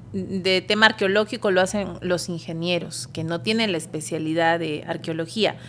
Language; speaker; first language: Spanish; native; Spanish